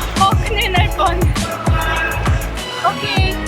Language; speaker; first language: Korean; early bilingual, heritage; Korean